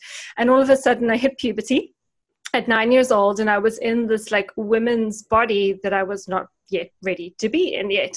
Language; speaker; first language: English; native; English